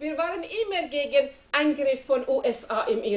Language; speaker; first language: German; non-native, learner; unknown